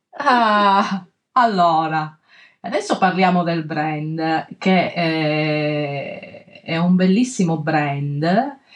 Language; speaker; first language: Italian; native; Italian